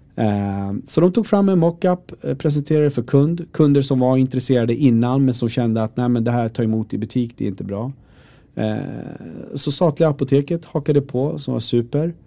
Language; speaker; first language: Swedish; early bilingual, other home language; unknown